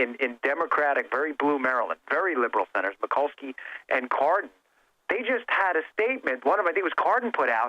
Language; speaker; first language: English; native; English